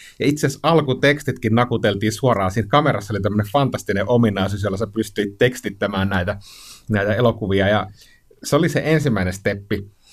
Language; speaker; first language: Finnish; native; Finnish